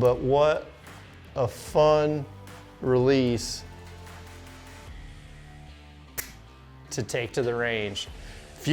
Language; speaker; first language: English; native; English